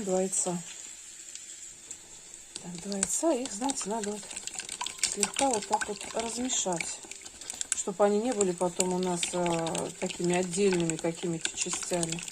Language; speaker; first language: Russian; native; Russian